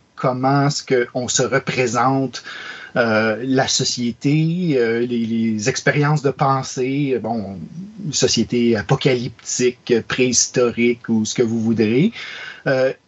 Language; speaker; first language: French; native; French